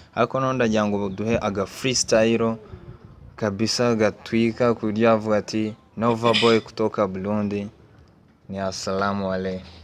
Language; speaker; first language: Kinyarwanda; native; Kinyarwanda